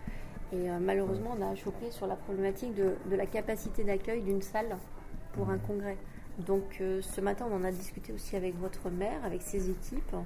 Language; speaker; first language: French; native; French